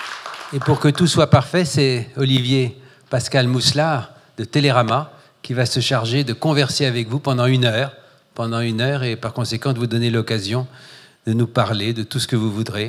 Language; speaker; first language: French; native; French